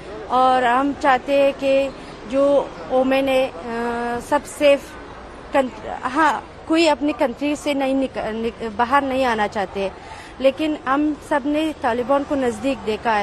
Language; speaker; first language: Hindi; non-native, fluent; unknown